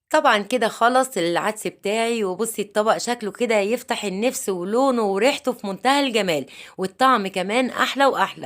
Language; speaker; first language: Arabic; native; Arabic